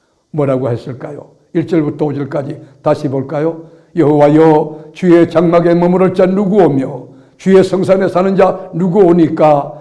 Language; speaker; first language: Korean; native; Korean